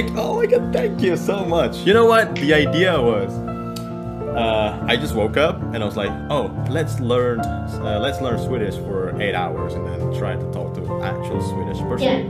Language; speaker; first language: English; non-native, fluent; Indonesian